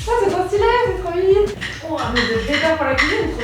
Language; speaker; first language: French; native; French